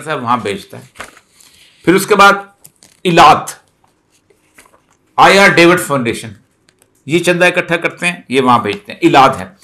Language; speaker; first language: Urdu; native; Urdu